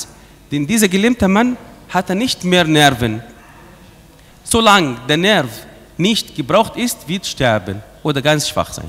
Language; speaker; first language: German; non-native, fluent; Arabic